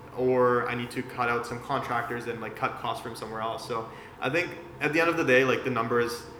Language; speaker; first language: English; early bilingual, other home language; Persian